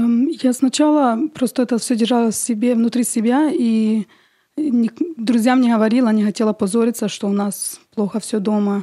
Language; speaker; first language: Russian; early bilingual, heritage; Russian